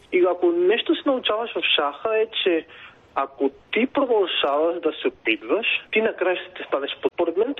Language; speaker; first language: Bulgarian; non-native, fluent; Spanish